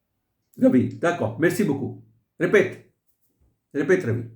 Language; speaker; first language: French; non-native, fluent; Hindi